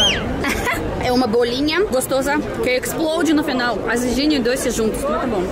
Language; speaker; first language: Portuguese; non-native, fluent; Russian